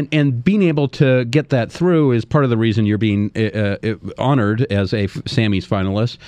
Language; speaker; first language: English; native; English